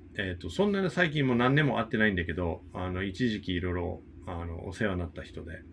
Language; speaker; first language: Japanese; non-native, fluent; English